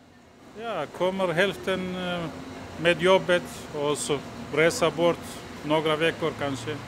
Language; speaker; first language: Swedish; non-native, local second language; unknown